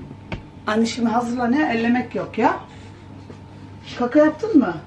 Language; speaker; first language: Turkish; early bilingual, other home language; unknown